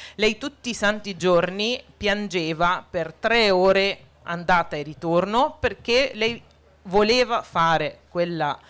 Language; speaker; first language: Italian; non-native, fluent; Arabic